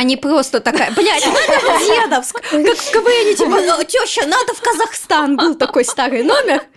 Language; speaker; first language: Russian; native; Russian